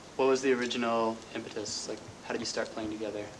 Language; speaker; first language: English; native; English